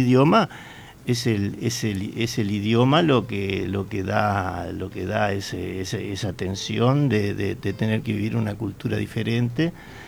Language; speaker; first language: Spanish; native; Spanish